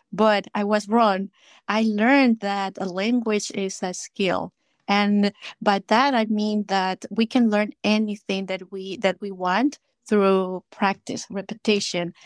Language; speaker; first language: English; non-native, fluent; Spanish